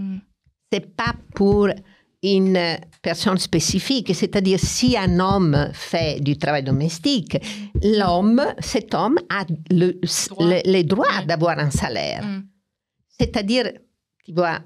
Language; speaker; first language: French; non-native, fluent; Italian